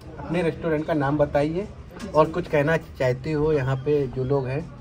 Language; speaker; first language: Hindi; native; Hindi